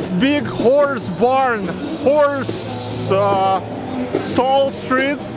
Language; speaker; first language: English; non-native, learner; Russian